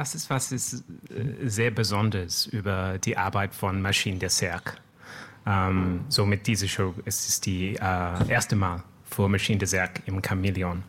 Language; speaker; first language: German; non-native, learner; English